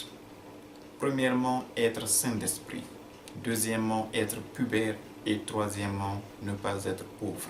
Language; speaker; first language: French; non-native, local second language; Fula